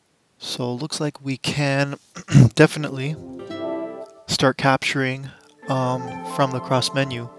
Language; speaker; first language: English; native; English